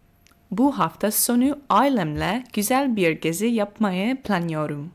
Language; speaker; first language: Turkish; non-native, learner; English